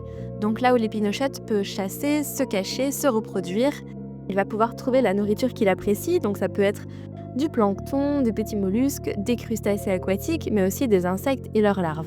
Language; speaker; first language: French; native; French